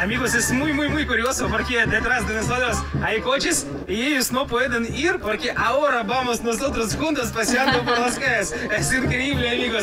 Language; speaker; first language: Spanish; non-native, fluent; Russian